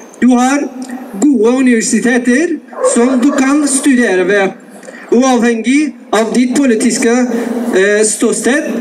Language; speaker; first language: Norwegian; non-native, fluent; Persian